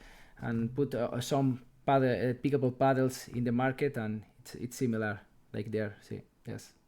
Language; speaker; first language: English; non-native, fluent; Spanish